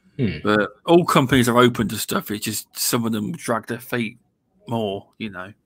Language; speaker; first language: English; native; English